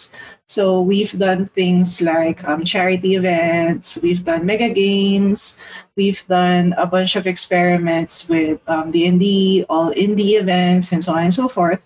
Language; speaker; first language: English; non-native, local second language; Filipino